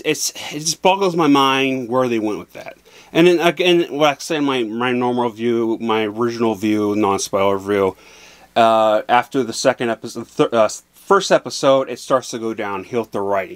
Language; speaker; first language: English; native; English